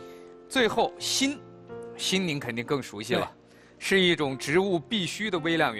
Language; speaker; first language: Chinese; native; Chinese